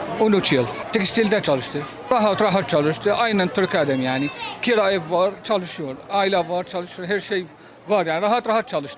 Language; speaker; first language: Turkish; non-native, learner; Arabic